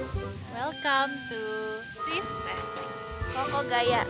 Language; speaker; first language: English; non-native, fluent; Indonesian